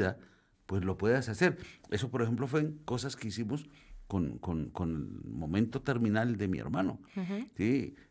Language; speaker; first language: Spanish; native; Spanish